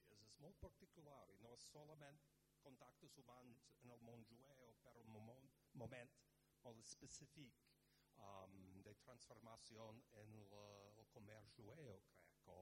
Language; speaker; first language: Catalan; non-native, fluent; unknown